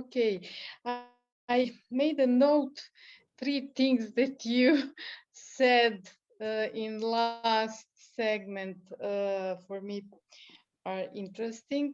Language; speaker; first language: English; non-native, fluent; Serbian